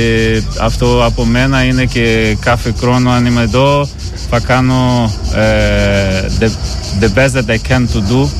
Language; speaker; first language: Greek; non-native, learner; Portuguese